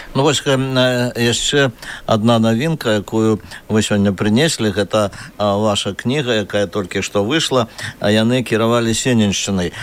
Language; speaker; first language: Belarusian; native; Belarusian